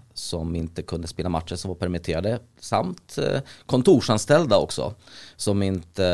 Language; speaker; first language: Swedish; early bilingual, other home language; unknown